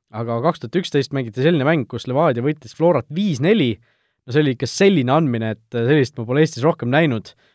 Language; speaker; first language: Estonian; native; Estonian